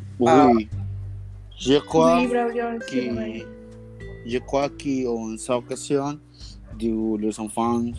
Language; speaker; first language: French; non-native, learner; Spanish